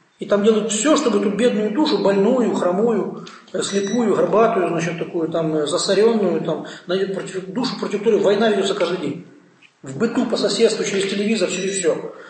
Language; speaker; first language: Russian; non-native, local second language; Ukrainian